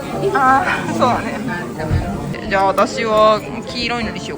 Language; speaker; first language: Japanese; native; Japanese